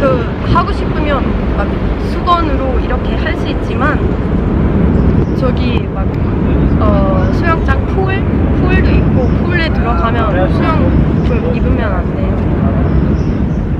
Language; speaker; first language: Korean; non-native, learner; German